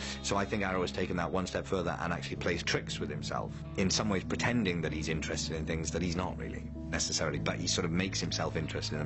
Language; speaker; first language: English; native; English